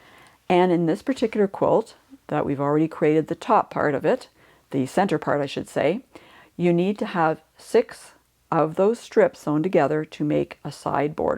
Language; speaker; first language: English; native; English